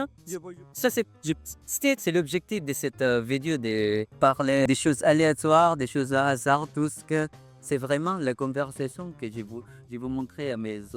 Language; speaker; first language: French; non-native, learner; Filipino